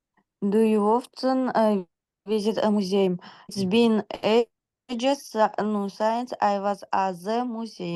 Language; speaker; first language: English; non-native, learner; Kazakh